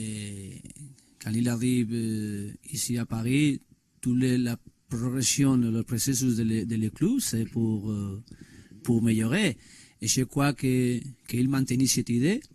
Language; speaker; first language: French; non-native, learner; Spanish